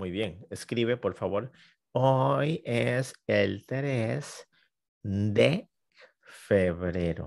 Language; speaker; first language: Spanish; non-native, fluent; English